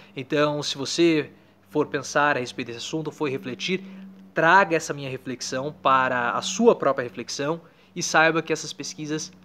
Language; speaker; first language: Portuguese; native; Portuguese